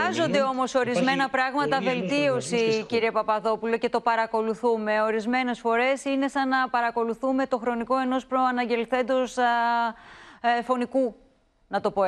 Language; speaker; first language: Greek; native; Greek